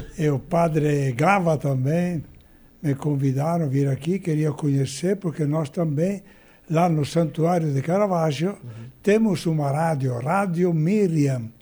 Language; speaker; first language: Portuguese; non-native, fluent; Italian